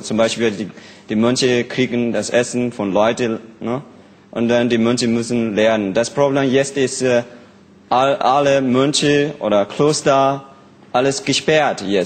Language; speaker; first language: German; non-native, learner; Burmese